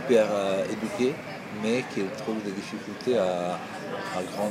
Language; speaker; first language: French; non-native, fluent; Italian